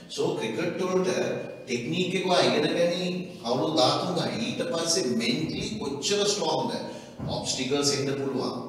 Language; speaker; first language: Sinhala; non-native, local second language; Tamil